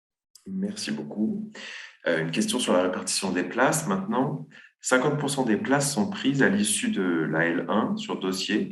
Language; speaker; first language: French; native; French